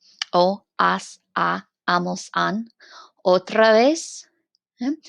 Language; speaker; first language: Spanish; non-native, fluent; English